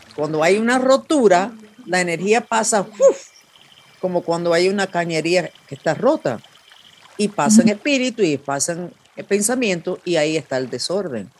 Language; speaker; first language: Spanish; non-native, fluent; English